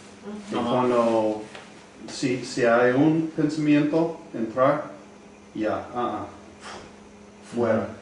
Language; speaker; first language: Spanish; non-native, learner; English